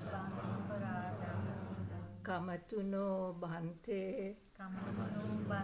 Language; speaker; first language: English; non-native, local second language; Sinhala